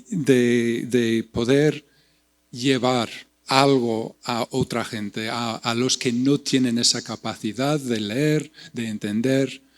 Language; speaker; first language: Spanish; non-native, fluent; English